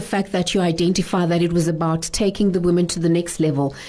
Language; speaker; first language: English; non-native, local second language; Xhosa